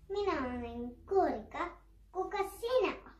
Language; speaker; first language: Finnish; early bilingual, other home language; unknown